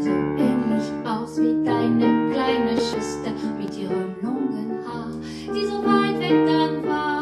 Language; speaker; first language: German; non-native, fluent; French